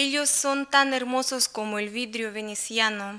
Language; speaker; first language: Spanish; non-native, learner; Russian